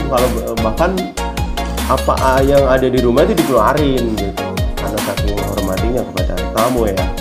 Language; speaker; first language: Indonesian; native; Indonesian